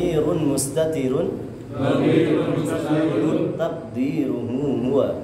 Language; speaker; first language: Arabic; non-native, fluent; Indonesian